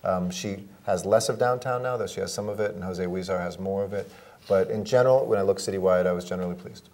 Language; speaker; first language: English; native; English